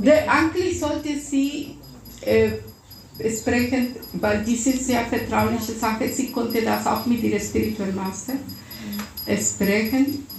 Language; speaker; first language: German; non-native, fluent; Russian